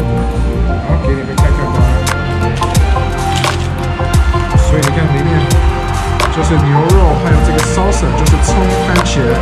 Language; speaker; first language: Chinese; non-native, fluent; English